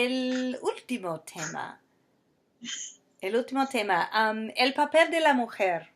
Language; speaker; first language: Spanish; non-native, fluent; English